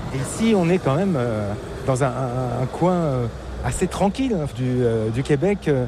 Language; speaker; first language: French; native; French